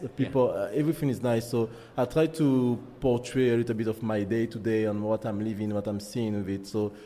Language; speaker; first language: English; non-native, fluent; French